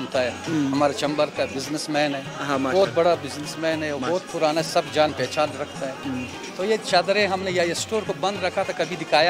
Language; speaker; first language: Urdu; non-native, local second language; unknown